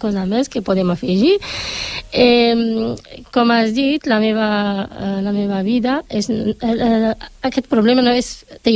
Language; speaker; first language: Catalan; non-native, fluent; Arabic